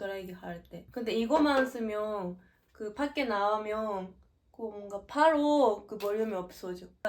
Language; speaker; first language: Korean; non-native, fluent; Japanese